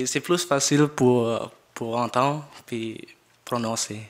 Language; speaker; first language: French; non-native, learner; Jarai